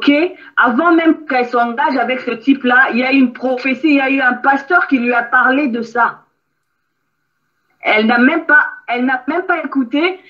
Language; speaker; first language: French; non-native, local second language; Lingala